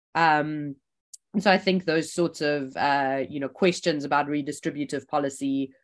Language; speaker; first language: English; native; English